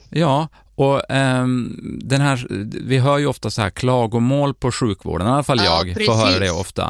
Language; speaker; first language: Swedish; native; Swedish